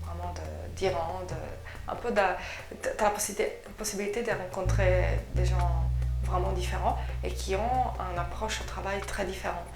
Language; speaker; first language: French; non-native, fluent; Italian